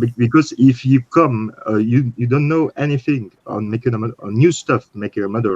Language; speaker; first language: English; non-native, learner; French